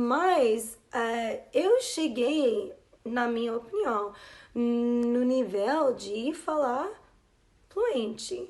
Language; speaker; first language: Portuguese; non-native, fluent; English